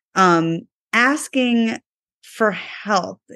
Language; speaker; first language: English; native; English